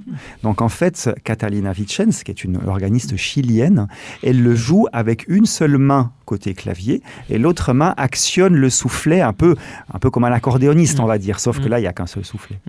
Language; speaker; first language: French; native; French